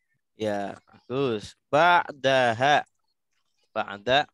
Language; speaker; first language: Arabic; non-native, fluent; Indonesian